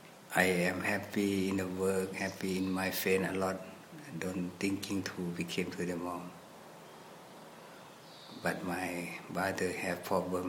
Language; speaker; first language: English; non-native, learner; Thai